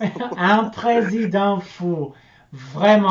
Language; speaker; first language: French; non-native, learner; English